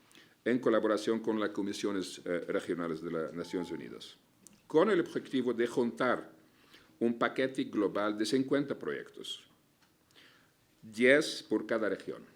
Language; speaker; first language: Spanish; non-native, fluent; Arabic